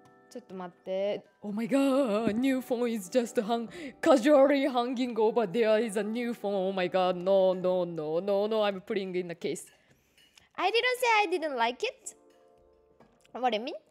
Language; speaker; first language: English; non-native, fluent; Japanese